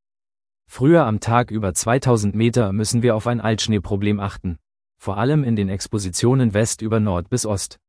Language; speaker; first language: German; native; German